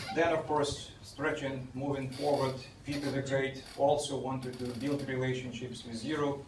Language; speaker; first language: English; non-native, fluent; Russian